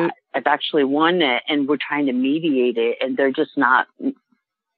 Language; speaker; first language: English; native; English